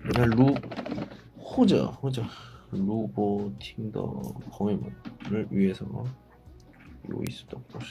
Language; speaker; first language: Chinese; non-native, learner; Korean